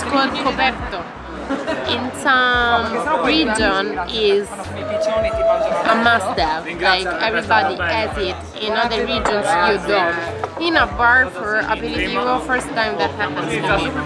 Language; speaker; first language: English; non-native, fluent; Italian